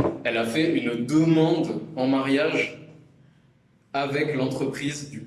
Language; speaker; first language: French; native; French